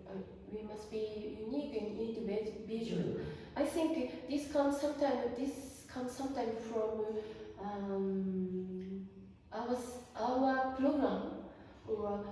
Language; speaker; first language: English; non-native, learner; Japanese